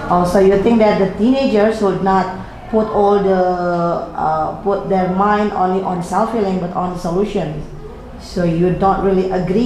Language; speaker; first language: English; non-native, learner; Indonesian